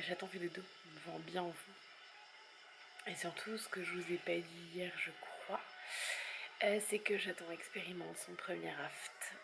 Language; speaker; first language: French; native; French